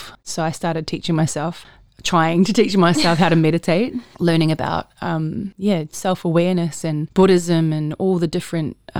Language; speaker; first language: English; native; English